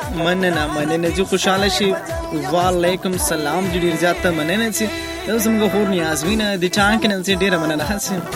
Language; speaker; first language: Pashto; non-native, local second language; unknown